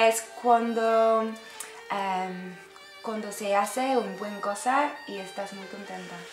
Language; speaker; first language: Spanish; non-native, learner; English